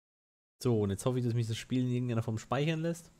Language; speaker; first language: German; native; German